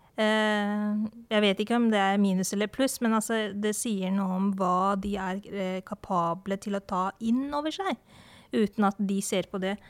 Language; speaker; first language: Norwegian; early bilingual, other home language; Urdu